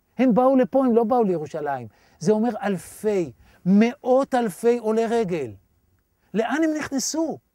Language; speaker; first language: Hebrew; native; Hebrew